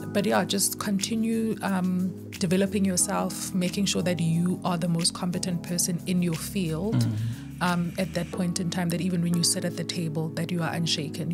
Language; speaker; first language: English; non-native, local second language; Zulu